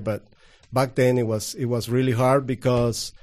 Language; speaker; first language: English; non-native, fluent; Spanish